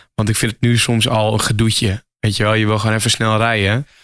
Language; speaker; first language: Dutch; native; Dutch